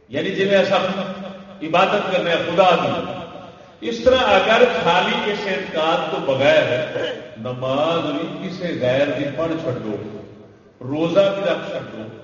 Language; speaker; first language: Urdu; non-native, local second language; Punjabi